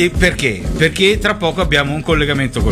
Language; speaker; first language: Italian; native; Italian